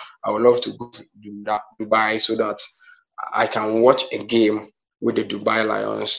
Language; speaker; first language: English; non-native, local second language; Akan